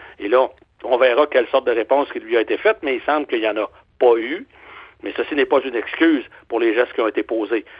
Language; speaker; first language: French; native; French